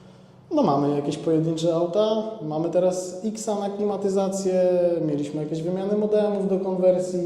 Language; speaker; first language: Polish; native; Polish